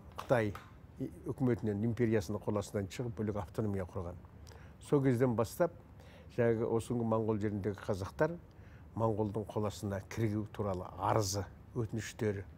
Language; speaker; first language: Kazakh; native; Kazakh